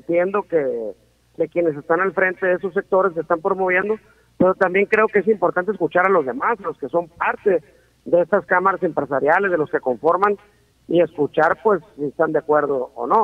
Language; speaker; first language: Spanish; native; Spanish